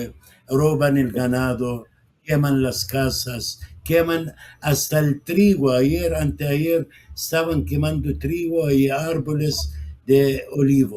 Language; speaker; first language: Spanish; non-native, fluent; Arabic